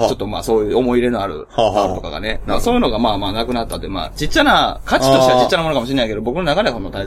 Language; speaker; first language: Japanese; native; Japanese